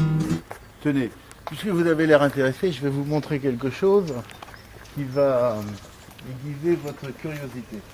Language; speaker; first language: French; native; French